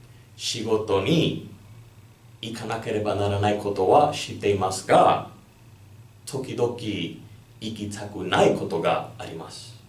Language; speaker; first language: Japanese; non-native, learner; English